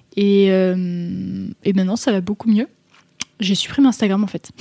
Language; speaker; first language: French; native; French